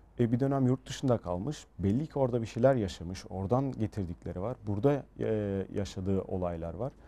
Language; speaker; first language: Turkish; early bilingual, heritage; Turkish